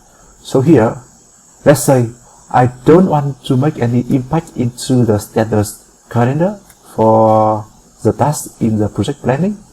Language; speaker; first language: English; non-native, fluent; Vietnamese